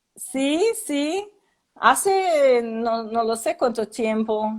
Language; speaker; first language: Spanish; non-native, learner; Portuguese